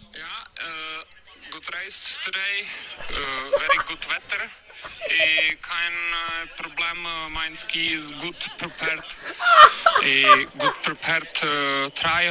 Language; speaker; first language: English; non-native, learner; German